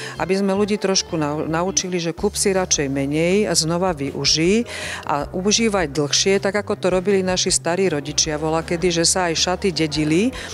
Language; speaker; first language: Slovak; native; Slovak